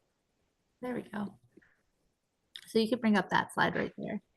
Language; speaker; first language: English; native; English